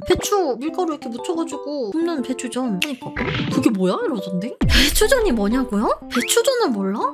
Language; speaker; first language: Korean; native; Korean